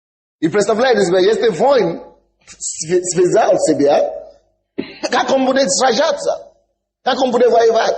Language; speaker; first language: Russian; non-native, fluent; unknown